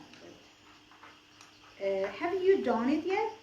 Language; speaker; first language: English; non-native, learner; Indonesian